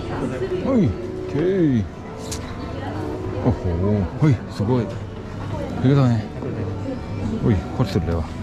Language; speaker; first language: Japanese; non-native, learner; Thai